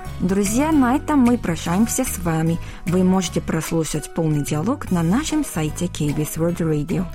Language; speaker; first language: Russian; non-native, local second language; Korean